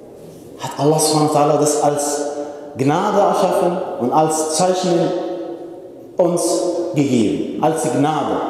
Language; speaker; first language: German; non-native, fluent; Arabic